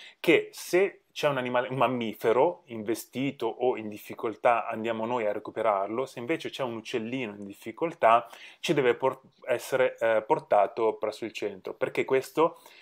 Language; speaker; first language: Italian; native; Italian